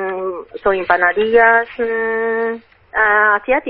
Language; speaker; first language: Spanish; non-native, fluent; Chinese